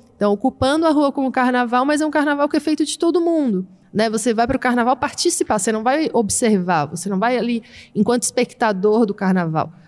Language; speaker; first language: Portuguese; native; Portuguese